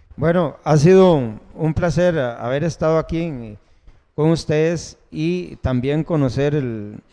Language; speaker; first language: Spanish; native; Spanish